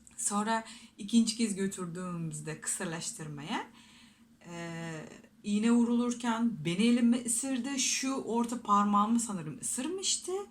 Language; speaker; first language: Turkish; non-native, fluent; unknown